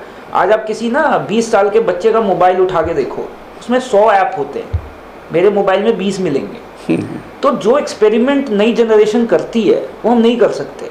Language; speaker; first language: Hindi; native; Hindi